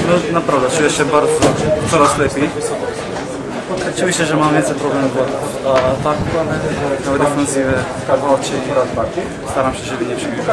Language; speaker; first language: Polish; non-native, learner; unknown